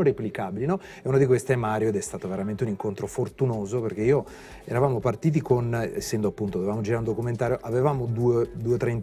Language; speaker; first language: Italian; native; Italian